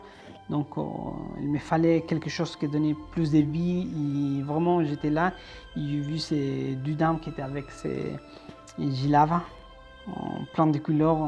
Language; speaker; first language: French; non-native, fluent; Spanish